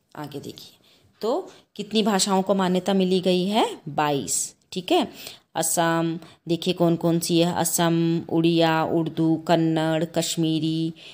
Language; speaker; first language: Hindi; native; Hindi